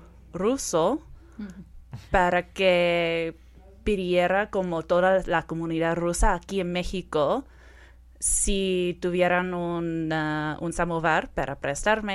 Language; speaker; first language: Spanish; non-native, fluent; English